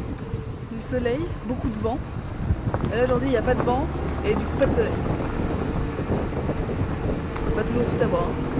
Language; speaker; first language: French; native; French